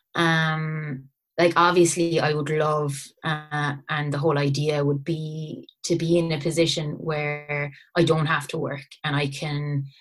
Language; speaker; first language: English; native; English